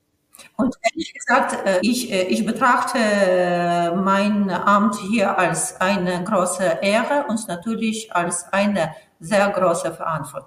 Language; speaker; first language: German; non-native, fluent; Ukrainian